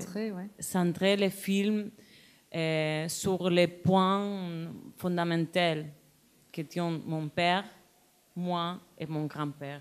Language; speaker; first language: French; non-native, learner; Spanish